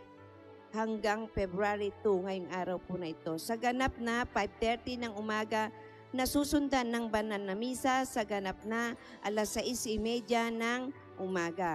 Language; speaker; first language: Filipino; native; Filipino